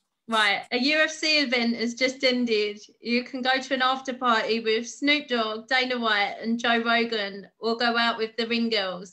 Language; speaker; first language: English; native; English